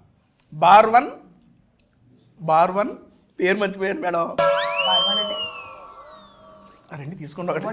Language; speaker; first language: Telugu; native; Telugu